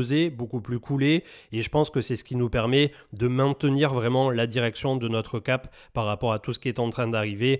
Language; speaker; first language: French; native; French